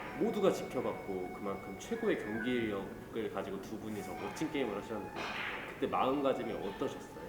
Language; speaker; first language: Korean; native; Korean